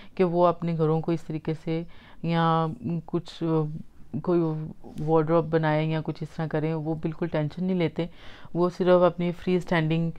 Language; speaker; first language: Urdu; native; Urdu